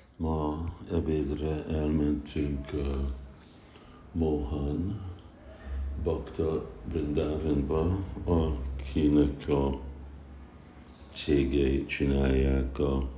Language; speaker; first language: Hungarian; early bilingual, heritage; Hungarian